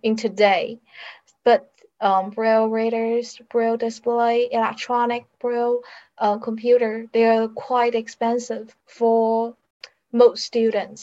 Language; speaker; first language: English; non-native, fluent; Chinese